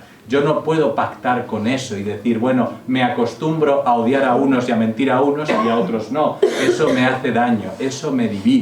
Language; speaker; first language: Spanish; native; Spanish